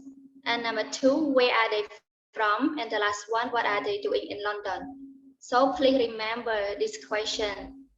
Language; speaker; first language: English; non-native, learner; Khmer